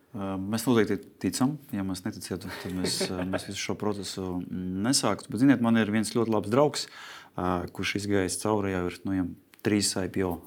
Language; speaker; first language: Latvian; non-native, local second language; Russian